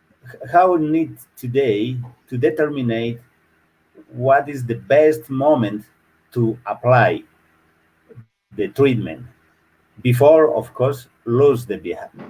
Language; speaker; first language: English; non-native, learner; Spanish